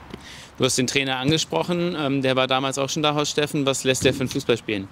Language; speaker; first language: German; native; German